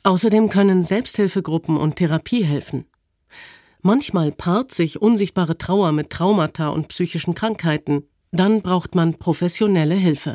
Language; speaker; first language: German; native; German